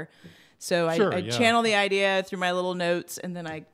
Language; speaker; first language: English; native; English